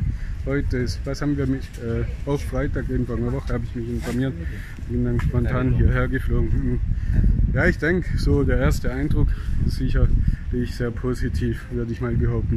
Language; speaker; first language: German; native; German